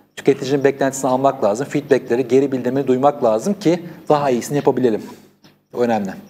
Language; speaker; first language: Turkish; native; Turkish